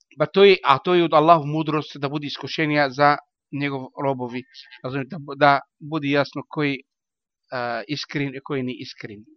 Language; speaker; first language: Bosnian; non-native, learner; Arabic